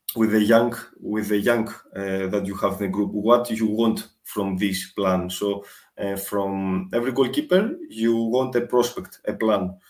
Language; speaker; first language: English; non-native, fluent; Greek